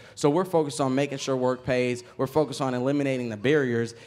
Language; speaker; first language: English; native; English